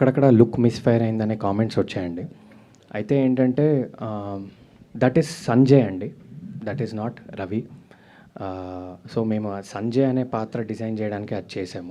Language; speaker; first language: Telugu; native; Telugu